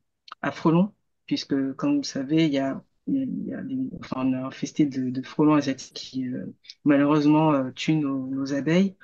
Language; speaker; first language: French; native; French